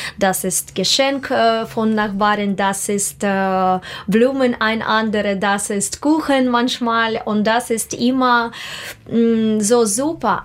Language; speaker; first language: German; non-native, learner; Russian